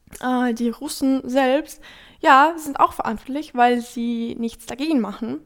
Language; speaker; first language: German; non-native, fluent; Ukrainian